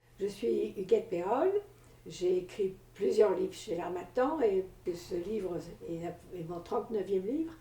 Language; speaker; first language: French; native; French